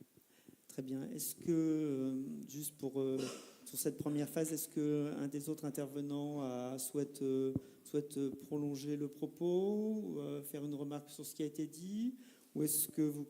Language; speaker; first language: French; native; French